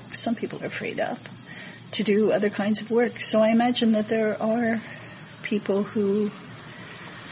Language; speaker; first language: English; native; English